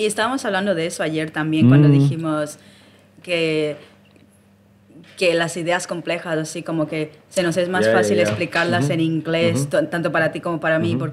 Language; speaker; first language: Spanish; early bilingual, heritage; Spanish